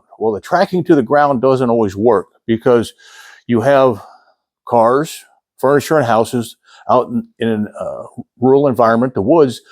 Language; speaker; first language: English; native; English